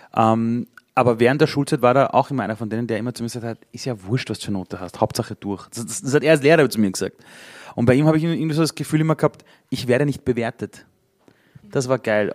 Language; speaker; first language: German; early bilingual, other home language; Persian